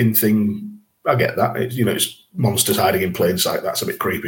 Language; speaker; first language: English; native; English